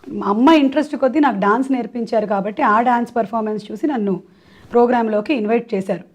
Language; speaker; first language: Telugu; non-native, local second language; Malayalam